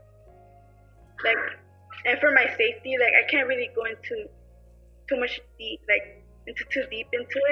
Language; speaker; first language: English; early bilingual, other home language; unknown